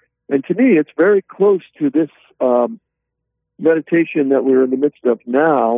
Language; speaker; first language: English; native; English